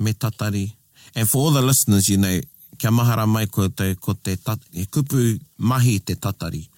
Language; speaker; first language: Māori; non-native, local second language; English